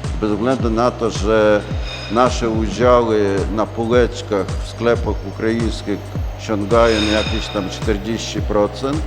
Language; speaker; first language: Polish; non-native, learner; Ukrainian